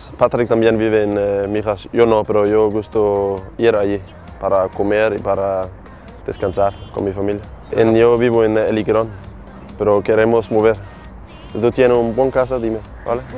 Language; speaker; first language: Spanish; non-native, learner; Danish